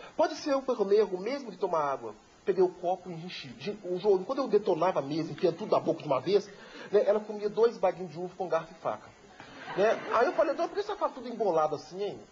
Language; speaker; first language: Portuguese; native; Portuguese